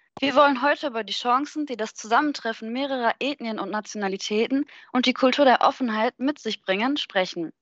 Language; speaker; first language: German; native; German